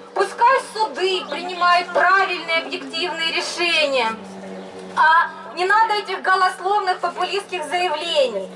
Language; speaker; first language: Russian; native; Russian